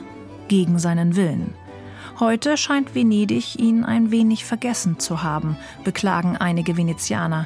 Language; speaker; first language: German; native; German